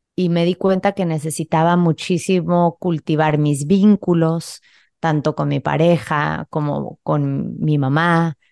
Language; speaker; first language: Spanish; native; Spanish